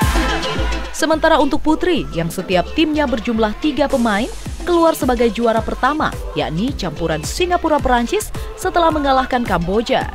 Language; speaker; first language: Indonesian; native; Indonesian